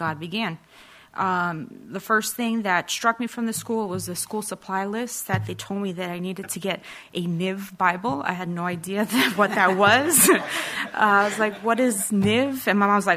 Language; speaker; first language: English; native; English